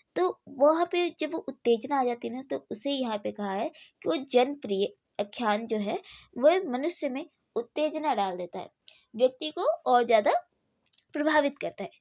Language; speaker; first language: Hindi; native; Hindi